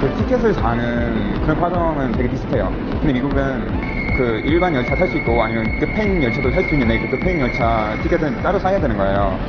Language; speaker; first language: Korean; non-native, fluent; English